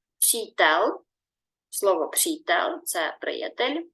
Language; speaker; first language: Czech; non-native, learner; Ukrainian